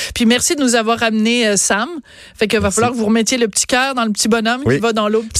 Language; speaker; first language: French; native; French